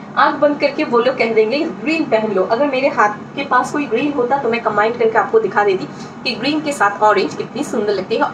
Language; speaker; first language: Hindi; non-native, local second language; Bangla